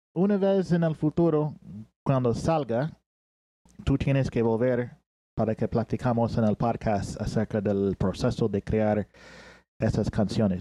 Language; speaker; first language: Spanish; non-native, fluent; English